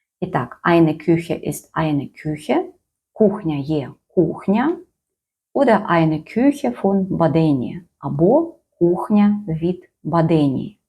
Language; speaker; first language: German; non-native, fluent; Ukrainian